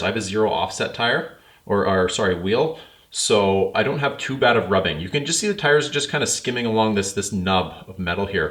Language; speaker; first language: English; native; English